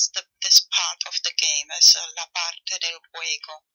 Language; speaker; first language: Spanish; non-native, fluent; German